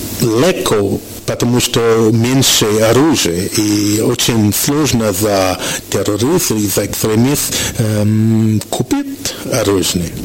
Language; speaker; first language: Russian; non-native, learner; French